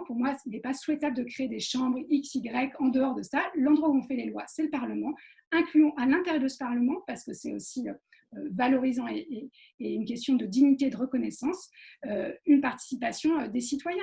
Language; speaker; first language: French; native; French